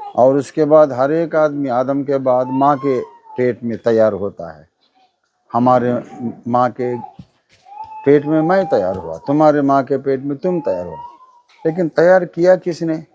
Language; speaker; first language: Hindi; non-native, local second language; Telugu